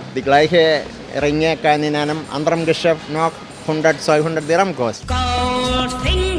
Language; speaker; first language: German; non-native, learner; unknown